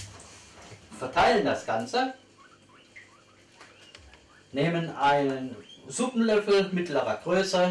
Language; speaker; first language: German; native; German